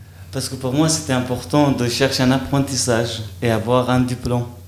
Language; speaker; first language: French; non-native, learner; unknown